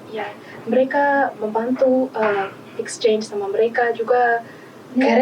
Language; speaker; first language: Indonesian; non-native, learner; Malagasy